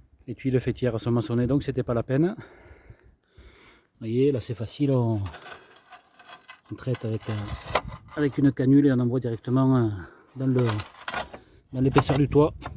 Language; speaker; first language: French; native; French